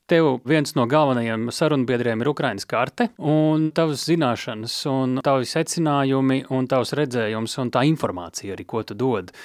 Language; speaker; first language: Latvian; native; Latvian